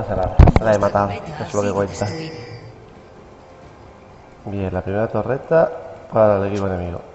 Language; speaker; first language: Spanish; native; Spanish